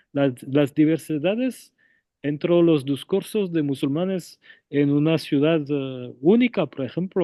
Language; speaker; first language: Spanish; non-native, fluent; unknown